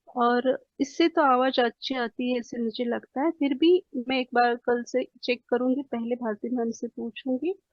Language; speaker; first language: Hindi; non-native, local second language; Marathi